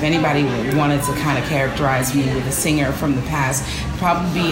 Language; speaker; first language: English; native; English